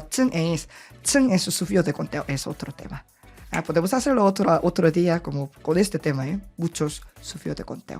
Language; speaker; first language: Spanish; non-native, learner; Korean